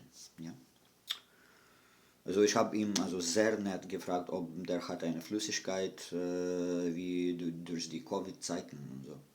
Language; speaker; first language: German; non-native, fluent; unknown